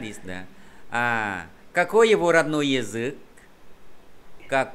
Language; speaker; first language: Russian; non-native, fluent; Vietnamese